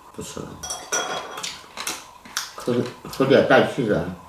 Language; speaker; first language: Chinese; native; Chinese